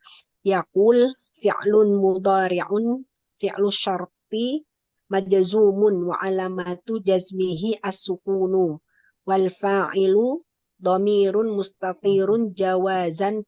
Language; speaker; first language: Arabic; non-native, learner; Indonesian